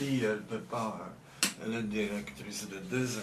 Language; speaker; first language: French; non-native, fluent; Czech